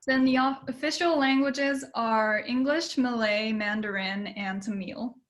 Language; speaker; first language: English; early bilingual, other home language; Japanese